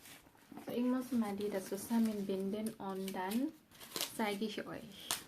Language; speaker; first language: German; non-native, learner; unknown